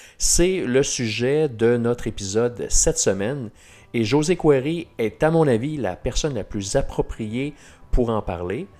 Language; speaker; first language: French; native; French